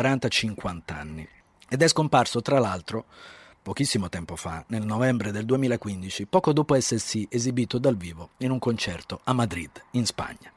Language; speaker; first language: Italian; native; Italian